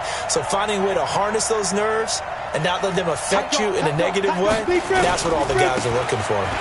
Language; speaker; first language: English; native; English